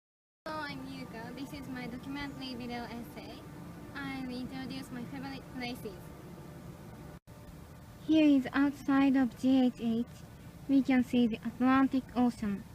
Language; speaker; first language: English; non-native, learner; Japanese